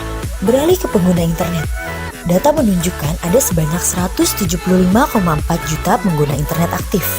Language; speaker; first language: Indonesian; native; Indonesian